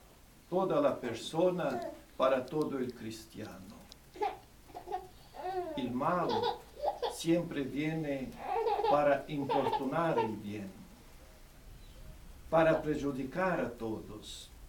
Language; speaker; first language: Spanish; non-native, fluent; Portuguese